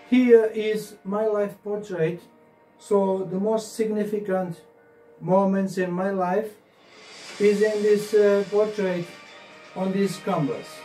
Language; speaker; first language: English; non-native, learner; Portuguese